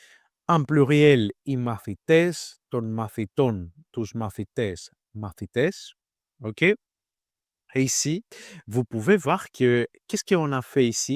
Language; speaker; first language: French; non-native, learner; Greek